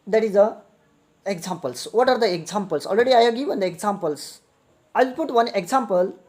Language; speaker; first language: English; non-native, local second language; Marathi